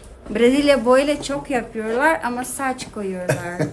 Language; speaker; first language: Turkish; non-native, learner; Portuguese